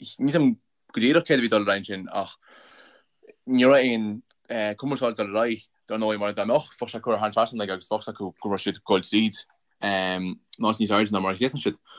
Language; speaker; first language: Irish; native; Irish